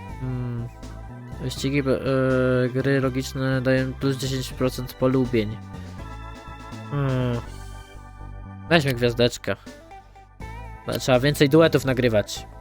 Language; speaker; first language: Polish; native; Polish